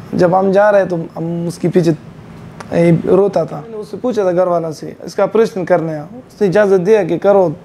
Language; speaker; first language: Hindi; non-native, learner; Persian